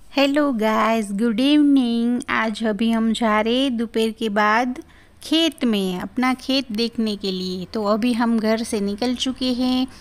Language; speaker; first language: Hindi; non-native, local second language; Gujarati